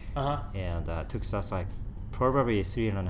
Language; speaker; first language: English; non-native, learner; Japanese